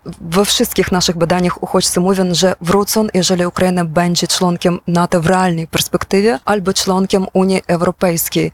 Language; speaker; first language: Polish; non-native, fluent; Ukrainian